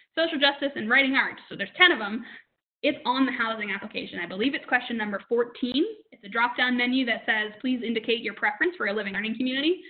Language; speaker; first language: English; native; English